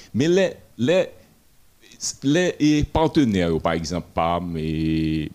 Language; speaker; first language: French; non-native, local second language; Haitian Creole